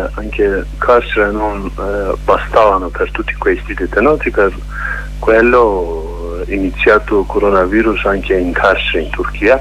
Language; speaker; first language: Italian; non-native, learner; Kurdish